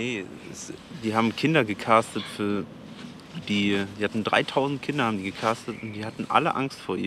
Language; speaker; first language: German; native; German